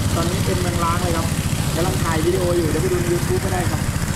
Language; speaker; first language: Thai; native; Thai